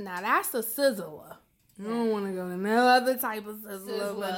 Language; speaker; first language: English; native; English